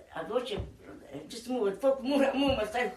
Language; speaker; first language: English; non-native, learner; Italian